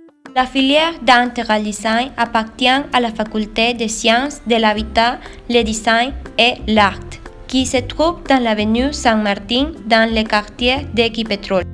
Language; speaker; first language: French; non-native, learner; Spanish